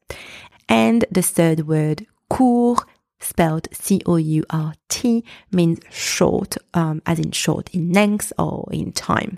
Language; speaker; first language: English; non-native, fluent; French